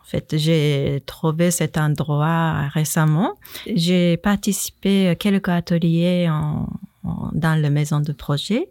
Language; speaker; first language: French; non-native, fluent; Japanese